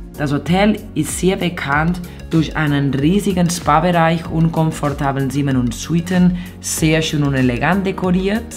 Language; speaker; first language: German; non-native, learner; Catalan